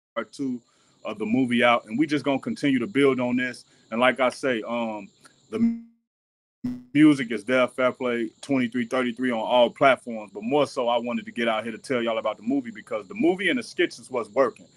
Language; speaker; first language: English; native; English